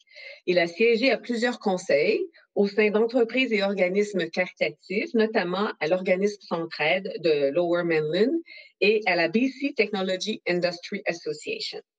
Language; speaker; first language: French; native; French